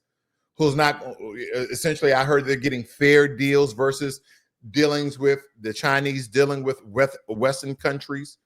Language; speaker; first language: English; native; English